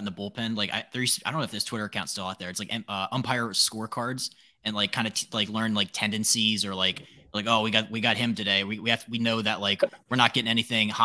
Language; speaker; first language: English; native; English